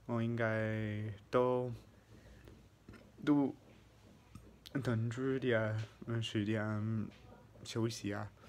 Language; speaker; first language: Chinese; non-native, fluent; English